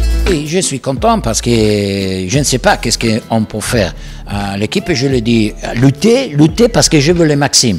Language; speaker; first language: French; non-native, learner; Italian